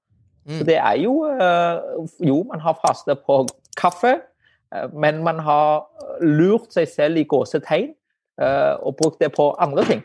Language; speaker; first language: Norwegian; non-native, fluent; Vietnamese